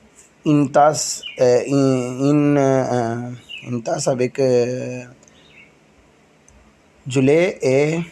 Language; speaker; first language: French; non-native, learner; Tamil